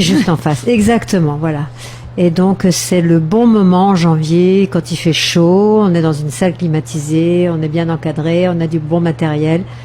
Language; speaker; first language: French; native; French